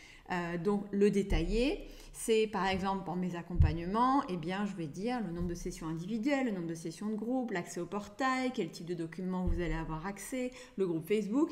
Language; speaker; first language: French; native; French